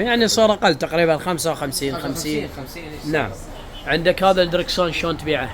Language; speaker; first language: Arabic; native; Arabic